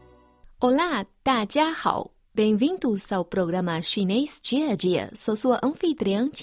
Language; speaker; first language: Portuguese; non-native, fluent; Chinese